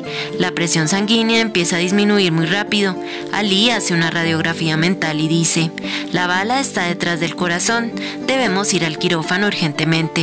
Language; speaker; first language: Spanish; native; Spanish